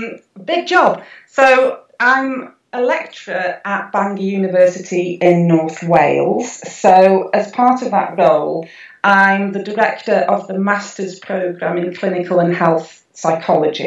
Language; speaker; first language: English; non-native, local second language; Welsh